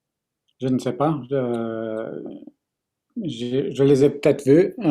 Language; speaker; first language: French; non-native, fluent; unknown